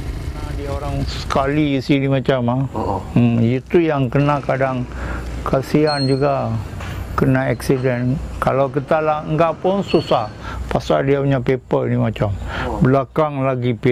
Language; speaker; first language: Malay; non-native, local second language; Tamil